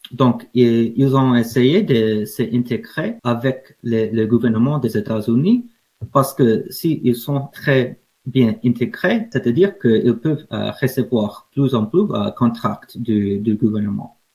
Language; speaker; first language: French; non-native, learner; English